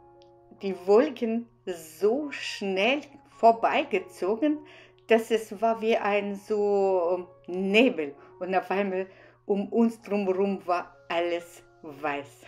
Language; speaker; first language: German; non-native, fluent; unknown